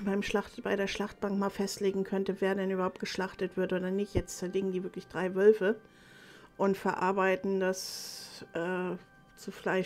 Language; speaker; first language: German; native; German